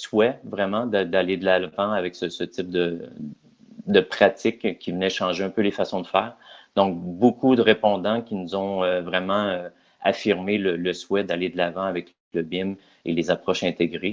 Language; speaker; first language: French; native; French